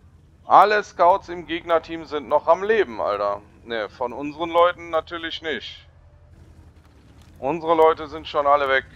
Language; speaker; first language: German; native; German